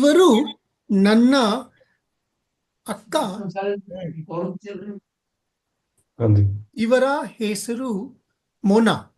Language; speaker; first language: Kannada; non-native, learner; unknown